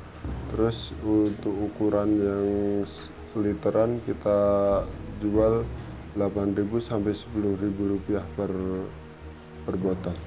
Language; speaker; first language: Indonesian; native; Indonesian